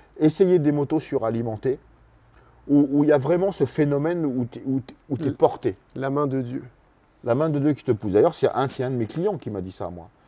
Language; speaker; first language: French; native; French